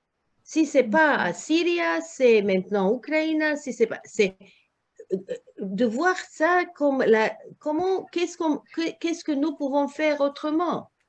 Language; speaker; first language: French; non-native, learner; Croatian